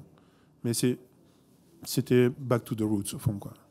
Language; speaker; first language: French; native; French